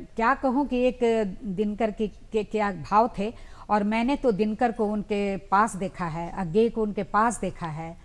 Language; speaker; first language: Hindi; native; Hindi